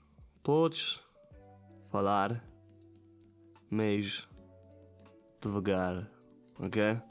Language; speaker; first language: Portuguese; non-native, learner; German